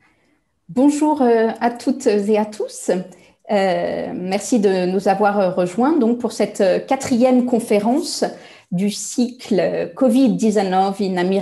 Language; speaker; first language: French; native; French